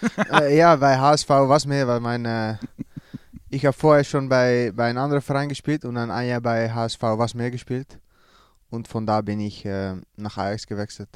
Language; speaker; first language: German; non-native, learner; Dutch